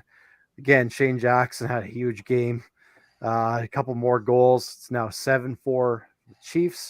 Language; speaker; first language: English; native; English